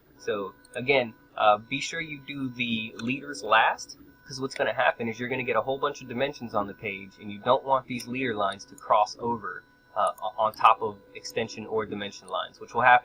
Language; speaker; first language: English; native; English